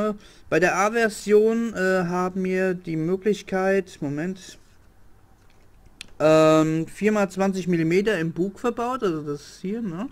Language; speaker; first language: German; native; German